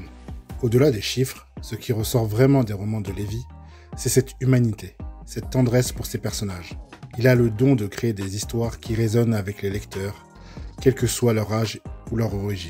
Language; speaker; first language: French; native; French